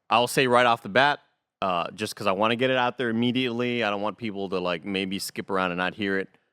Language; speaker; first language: English; native; English